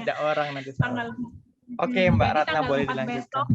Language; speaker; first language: Indonesian; native; Indonesian